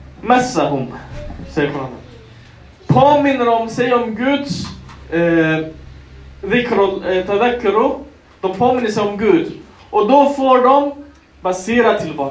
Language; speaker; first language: Swedish; non-native, local second language; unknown